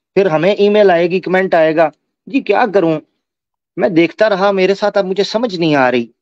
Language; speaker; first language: Hindi; native; Hindi